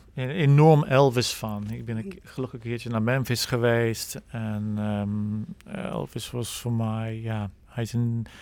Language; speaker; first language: Dutch; non-native, fluent; English